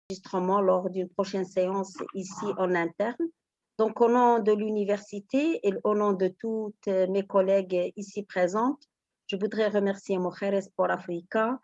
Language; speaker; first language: French; non-native, local second language; Arabic